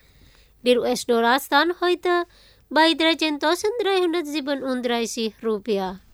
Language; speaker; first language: German; non-native, fluent; Indonesian